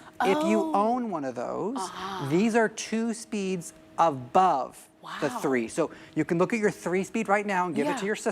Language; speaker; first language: English; native; English